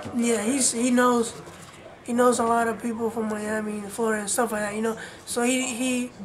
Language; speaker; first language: English; early bilingual, other home language; Spanish